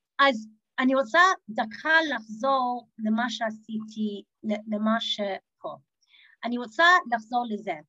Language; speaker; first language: Hebrew; non-native, fluent; English